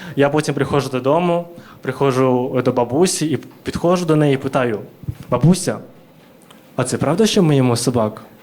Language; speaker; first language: Ukrainian; early bilingual, other home language; Russian